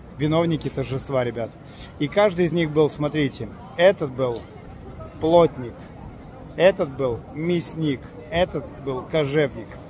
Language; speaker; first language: Russian; native; Russian